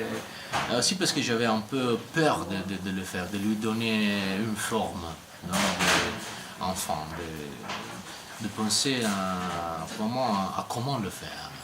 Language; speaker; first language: French; non-native, learner; Italian